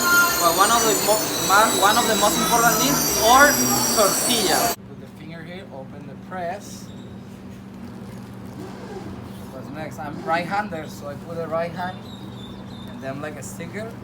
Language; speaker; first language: English; non-native, fluent; Spanish